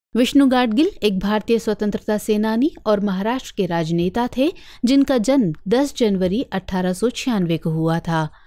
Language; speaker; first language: Hindi; native; Hindi